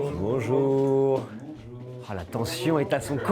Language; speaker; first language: French; native; French